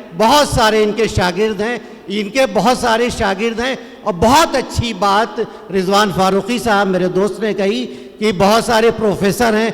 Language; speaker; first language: Urdu; native; Urdu